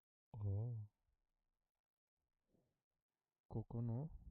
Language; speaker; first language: Japanese; non-native, learner; Filipino